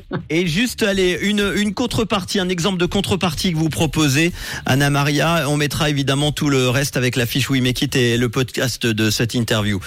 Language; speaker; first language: French; native; French